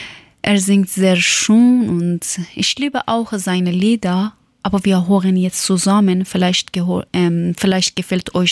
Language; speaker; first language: German; non-native, learner; Persian